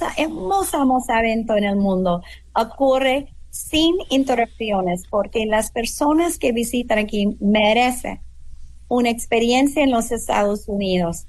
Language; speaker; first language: Spanish; non-native, fluent; English